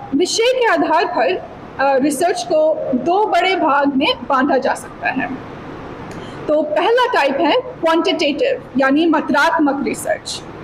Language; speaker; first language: Hindi; non-native, fluent; English